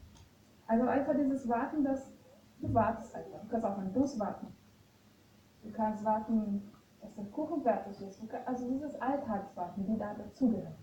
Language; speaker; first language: German; non-native, fluent; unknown